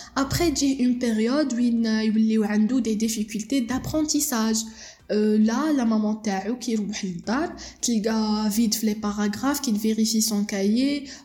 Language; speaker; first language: French; non-native, local second language; Arabic